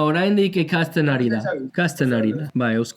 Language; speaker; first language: Basque; non-native, learner; English